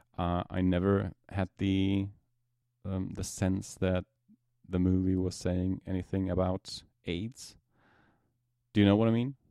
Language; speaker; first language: English; non-native, fluent; German